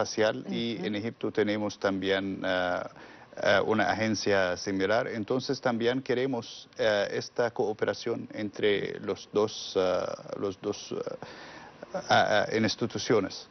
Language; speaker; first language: Spanish; non-native, learner; Arabic